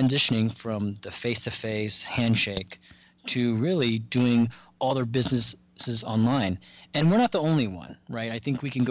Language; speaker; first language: English; native; English